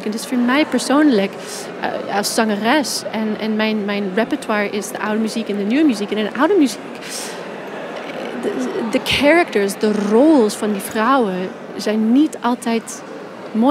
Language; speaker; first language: Dutch; non-native, fluent; English